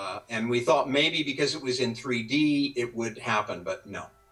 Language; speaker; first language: English; native; English